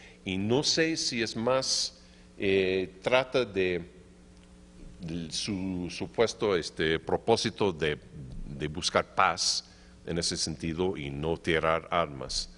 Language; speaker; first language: Spanish; non-native, fluent; English